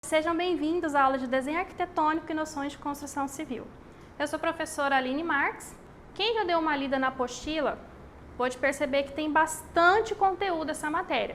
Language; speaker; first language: Portuguese; native; Portuguese